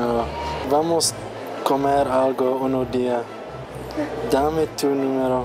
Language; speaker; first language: Spanish; non-native, learner; English